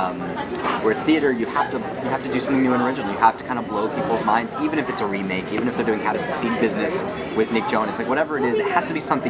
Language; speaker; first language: English; early bilingual, other home language; Hebrew